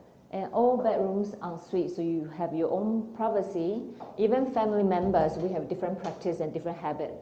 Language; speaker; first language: English; non-native, local second language; Chinese